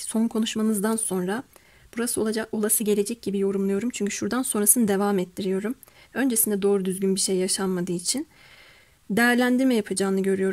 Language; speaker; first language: Turkish; native; Turkish